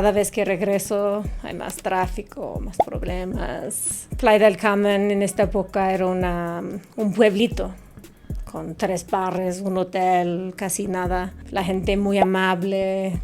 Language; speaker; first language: Spanish; non-native, fluent; English